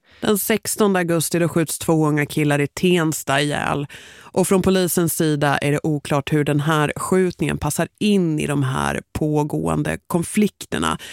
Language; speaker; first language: Swedish; native; Swedish